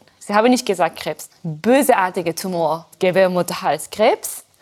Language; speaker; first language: German; non-native, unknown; Japanese